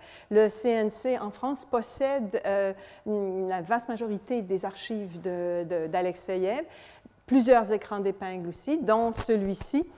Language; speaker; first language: French; native; French